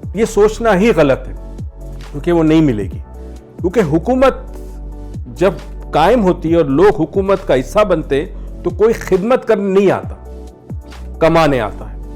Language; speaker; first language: Urdu; native; Urdu